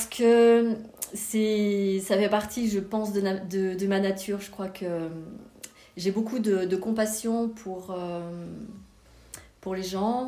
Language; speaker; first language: French; native; French